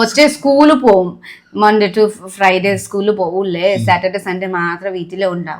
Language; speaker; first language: Malayalam; non-native, fluent; Nepali